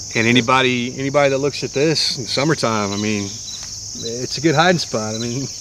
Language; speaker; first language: English; native; English